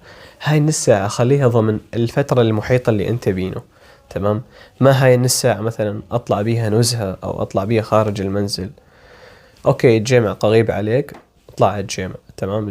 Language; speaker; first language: Arabic; native; Arabic